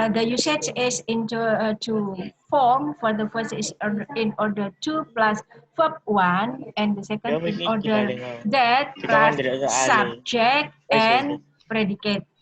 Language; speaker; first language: English; non-native, learner; Indonesian